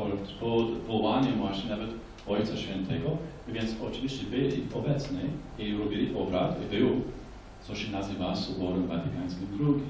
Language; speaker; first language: Polish; non-native, fluent; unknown